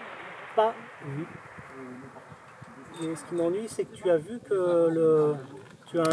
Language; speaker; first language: French; native; French